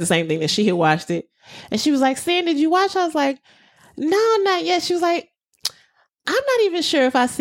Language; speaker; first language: English; native; English